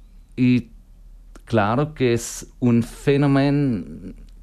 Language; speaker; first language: Spanish; non-native, learner; German